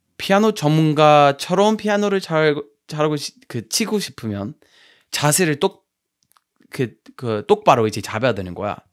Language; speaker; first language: Korean; non-native, fluent; English